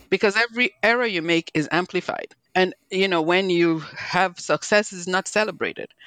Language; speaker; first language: English; non-native, local second language; Igbo